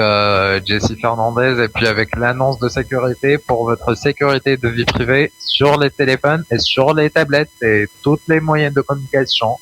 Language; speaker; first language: French; non-native, local second language; Arabic